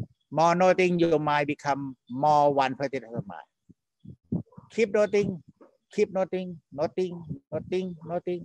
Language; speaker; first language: English; non-native, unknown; Thai